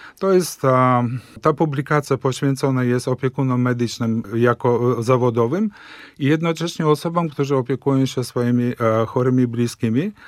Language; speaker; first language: Polish; early bilingual, heritage; Polish